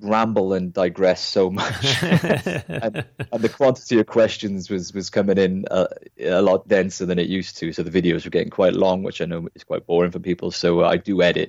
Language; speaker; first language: English; native; English